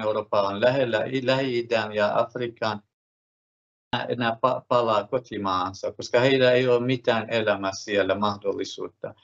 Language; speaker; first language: Finnish; non-native, fluent; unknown